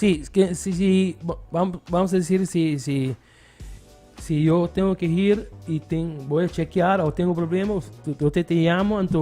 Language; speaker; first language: Spanish; non-native, learner; Papiamento